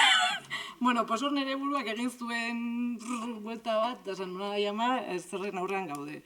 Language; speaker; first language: Basque; native; Basque